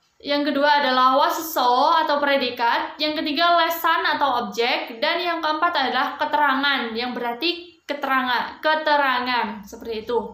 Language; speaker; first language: Indonesian; non-native, local second language; Javanese